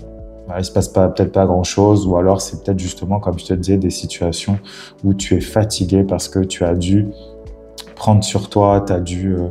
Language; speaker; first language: French; native; French